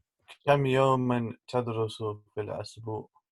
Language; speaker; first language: Arabic; non-native, learner; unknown